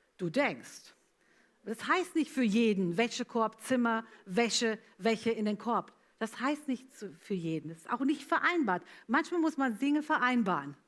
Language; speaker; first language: German; early bilingual, other home language; Italian